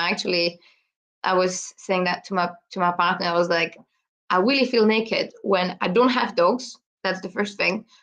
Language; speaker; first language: English; non-native, fluent; French